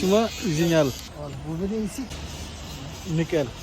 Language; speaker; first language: French; non-native, learner; Tibetan